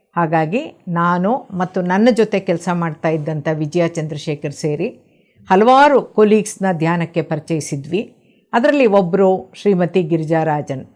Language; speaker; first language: Kannada; non-native, local second language; Telugu